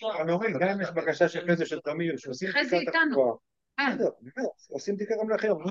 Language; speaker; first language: Hebrew; native; Hebrew